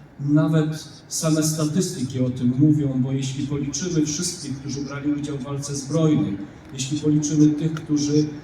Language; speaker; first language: Polish; native; Polish